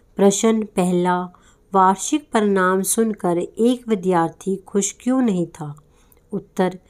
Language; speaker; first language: Hindi; non-native, local second language; Punjabi